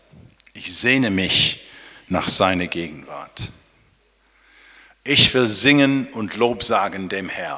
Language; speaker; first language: German; non-native, fluent; English